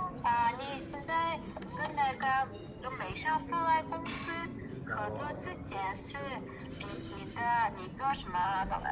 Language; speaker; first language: Chinese; non-native, fluent; Mongolian